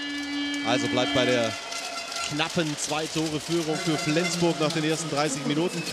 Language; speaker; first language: German; native; German